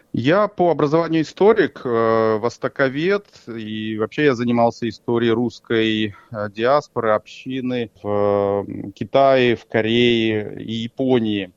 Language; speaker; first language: Russian; native; Russian